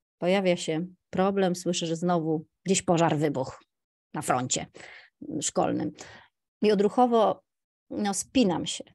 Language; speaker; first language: Polish; native; Polish